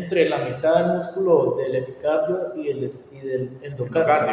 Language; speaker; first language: Spanish; native; Spanish